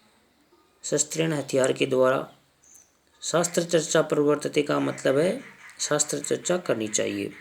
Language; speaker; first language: Hindi; native; Hindi